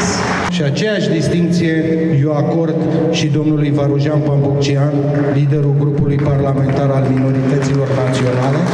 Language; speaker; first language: Romanian; native; Romanian